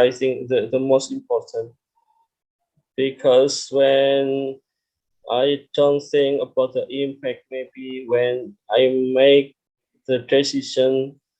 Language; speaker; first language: English; non-native, learner; Indonesian